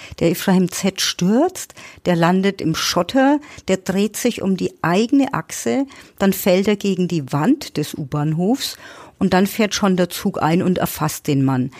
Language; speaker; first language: German; native; German